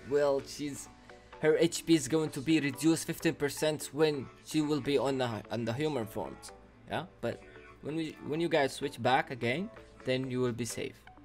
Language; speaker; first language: English; non-native, fluent; Arabic